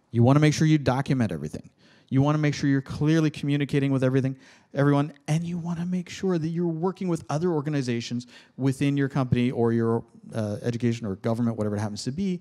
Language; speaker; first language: English; native; English